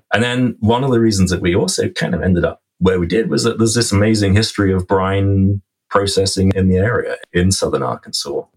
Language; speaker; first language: English; native; English